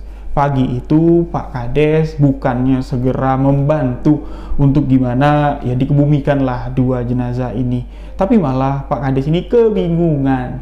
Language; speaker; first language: Indonesian; native; Indonesian